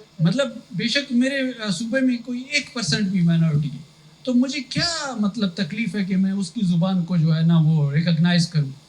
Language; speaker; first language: Urdu; non-native, local second language; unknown